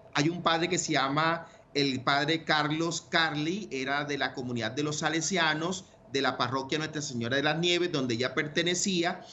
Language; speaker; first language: Spanish; native; Spanish